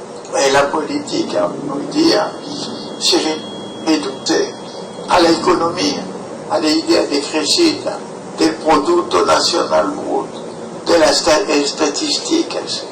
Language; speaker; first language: Spanish; non-native, fluent; French